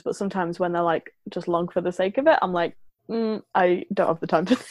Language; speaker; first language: English; native; English